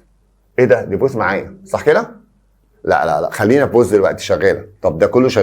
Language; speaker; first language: Arabic; native; Arabic